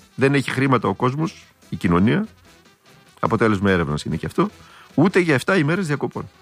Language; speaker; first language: Greek; native; Greek